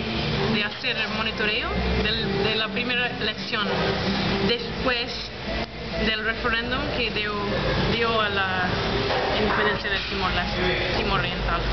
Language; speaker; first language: Spanish; non-native, fluent; English